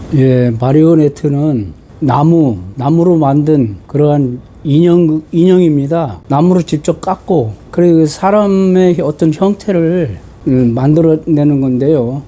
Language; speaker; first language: Korean; native; Korean